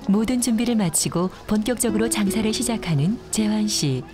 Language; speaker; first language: Korean; native; Korean